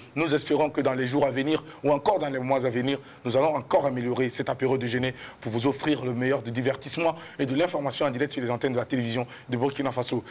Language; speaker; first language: French; non-native, local second language; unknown